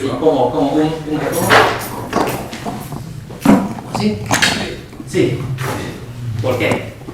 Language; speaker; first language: Spanish; non-native, fluent; Chinese